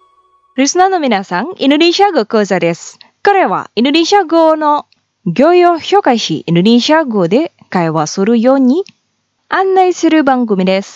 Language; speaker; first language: Japanese; non-native, fluent; Indonesian